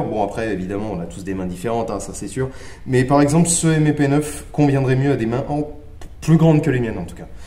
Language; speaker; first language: French; native; French